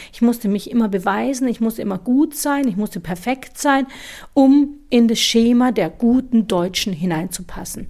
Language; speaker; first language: German; native; German